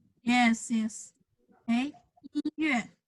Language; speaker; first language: Chinese; non-native, fluent; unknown